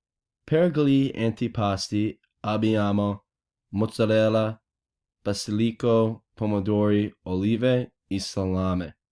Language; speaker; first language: Italian; non-native, learner; English